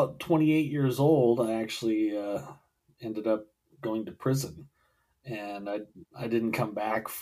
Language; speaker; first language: English; native; English